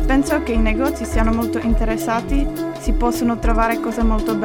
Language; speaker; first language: Italian; non-native, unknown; Czech